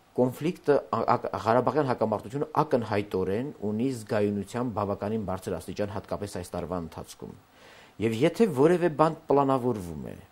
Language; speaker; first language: Armenian; native; Armenian